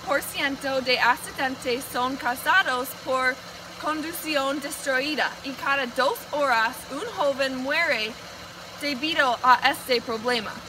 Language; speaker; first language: Spanish; non-native, learner; English